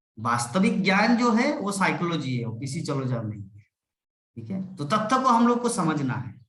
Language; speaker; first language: Hindi; non-native, local second language; Bangla